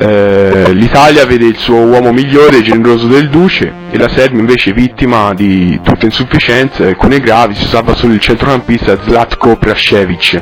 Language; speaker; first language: Italian; native; Italian